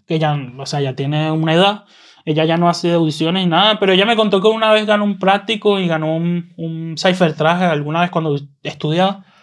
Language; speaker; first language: Spanish; native; Spanish